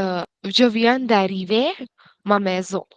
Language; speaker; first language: French; non-native, learner; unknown